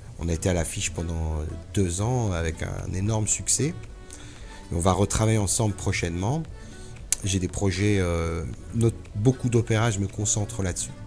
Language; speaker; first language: French; early bilingual, other home language; Arabic